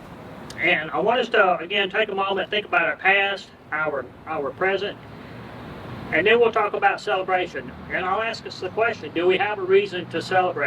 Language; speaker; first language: English; native; English